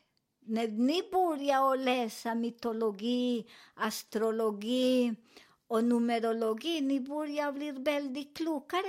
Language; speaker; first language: Swedish; non-native, learner; Spanish